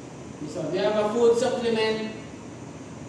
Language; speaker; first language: English; non-native, local second language; Filipino